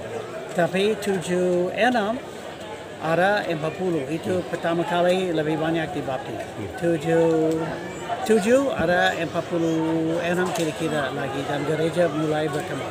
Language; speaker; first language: Indonesian; non-native, fluent; English